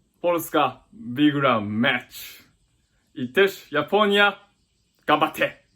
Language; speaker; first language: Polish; non-native, learner; Japanese